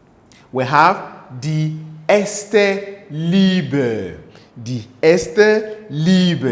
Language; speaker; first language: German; non-native, fluent; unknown